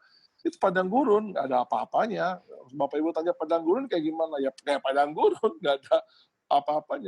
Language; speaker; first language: Indonesian; native; Indonesian